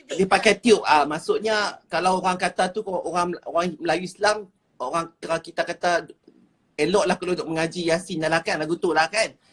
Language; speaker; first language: Malay; native; Malay